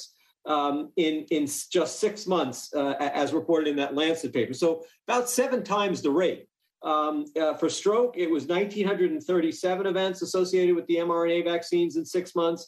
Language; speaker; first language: English; native; English